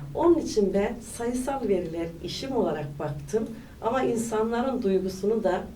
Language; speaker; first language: Turkish; native; Turkish